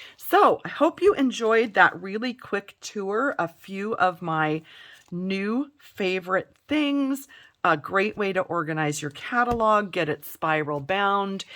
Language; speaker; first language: English; native; English